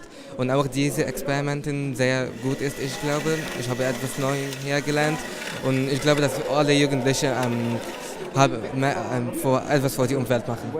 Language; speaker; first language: German; non-native, learner; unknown